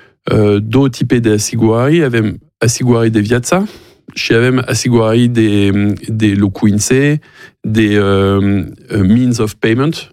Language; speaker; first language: Romanian; non-native, learner; French